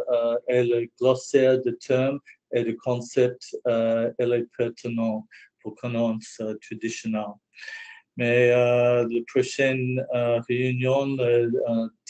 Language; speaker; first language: French; non-native, learner; English